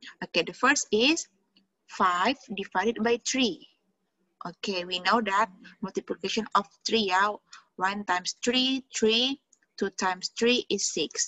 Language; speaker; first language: English; non-native, fluent; Indonesian